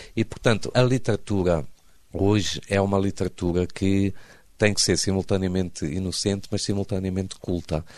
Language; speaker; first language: Portuguese; native; Portuguese